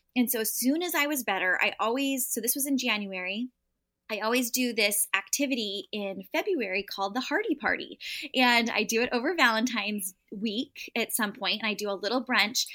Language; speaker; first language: English; native; English